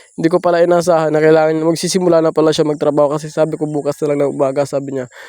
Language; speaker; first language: Filipino; non-native, local second language; Masbatenyo